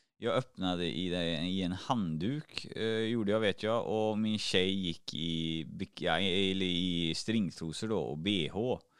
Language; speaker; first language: Swedish; native; Swedish